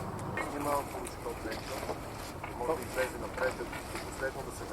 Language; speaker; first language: Bulgarian; native; Bulgarian